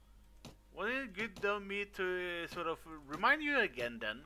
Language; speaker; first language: English; non-native, fluent; Swedish